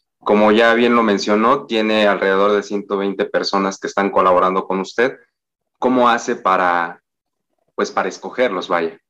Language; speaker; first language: Spanish; native; Spanish